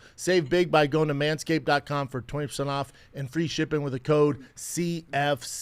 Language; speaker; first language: English; native; English